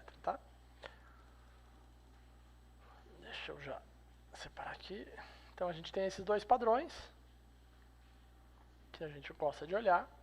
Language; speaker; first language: Portuguese; native; Portuguese